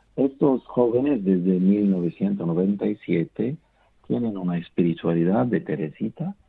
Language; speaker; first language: Spanish; non-native, fluent; Arabic